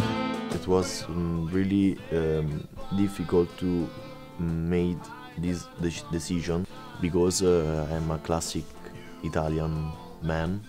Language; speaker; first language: English; non-native, learner; Italian